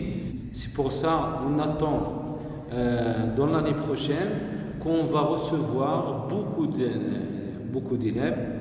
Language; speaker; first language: French; non-native, local second language; Arabic